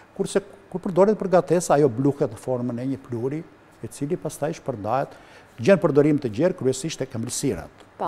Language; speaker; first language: Albanian; native; Albanian